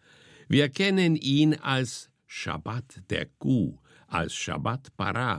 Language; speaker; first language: German; native; German